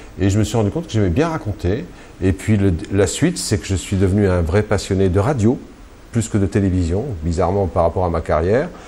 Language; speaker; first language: French; early bilingual, other home language; Kabyle